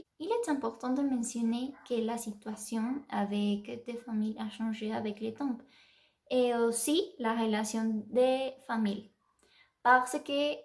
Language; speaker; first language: French; non-native, learner; Spanish